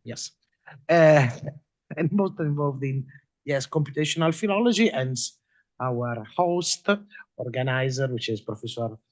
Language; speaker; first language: English; non-native, fluent; Italian